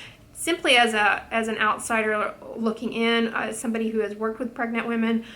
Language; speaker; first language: English; native; English